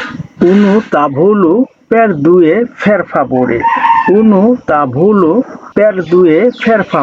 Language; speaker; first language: Italian; non-native, learner; Bangla